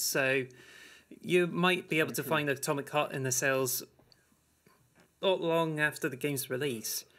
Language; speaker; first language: English; native; English